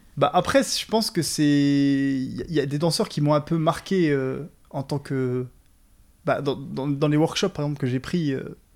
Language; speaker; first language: French; native; French